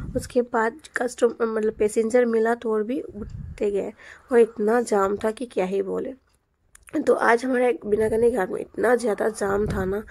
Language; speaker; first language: Hindi; non-native, local second language; Bangla